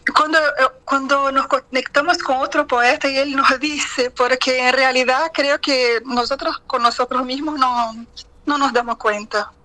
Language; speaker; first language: Spanish; non-native, fluent; Portuguese